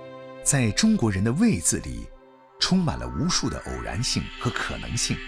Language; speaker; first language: Chinese; native; Chinese